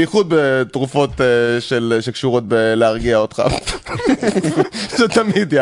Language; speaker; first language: Hebrew; native; Hebrew